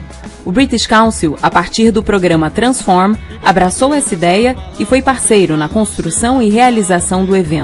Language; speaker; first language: Portuguese; native; Portuguese